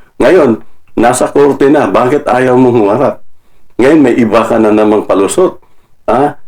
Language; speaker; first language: Filipino; non-native, local second language; Cebuano